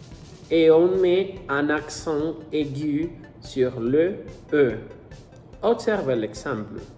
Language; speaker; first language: French; non-native, fluent; Spanish